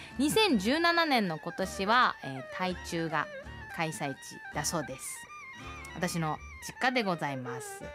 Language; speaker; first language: Japanese; non-native, fluent; Chinese